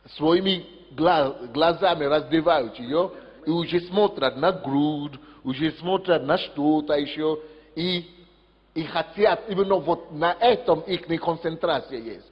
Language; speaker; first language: Russian; non-native, fluent; Yoruba